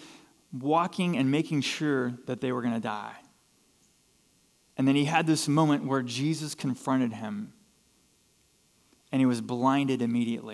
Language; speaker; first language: English; native; English